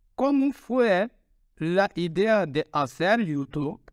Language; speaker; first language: Spanish; non-native, learner; Turkish